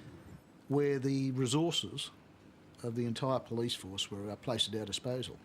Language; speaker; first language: English; native; English